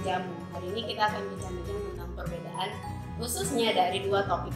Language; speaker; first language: Indonesian; native; Indonesian